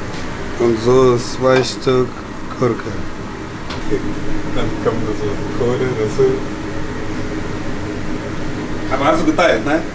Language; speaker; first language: German; non-native, learner; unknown